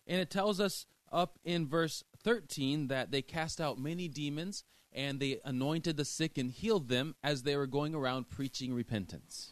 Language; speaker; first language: English; native; English